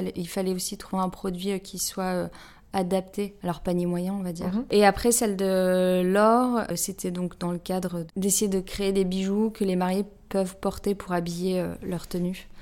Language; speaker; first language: French; native; French